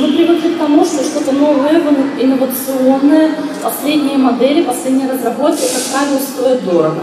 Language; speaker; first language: Russian; native; Russian